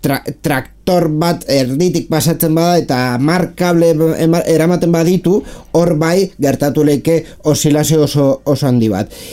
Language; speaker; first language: Basque; non-native, local second language; Spanish